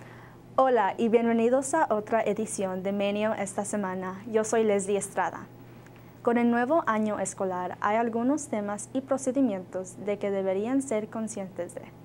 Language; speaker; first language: Spanish; non-native, learner; English